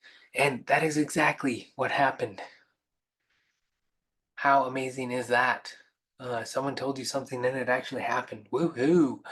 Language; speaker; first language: English; native; English